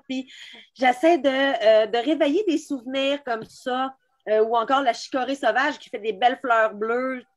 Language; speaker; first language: French; native; French